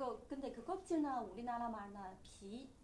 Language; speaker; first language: Korean; non-native, learner; Chinese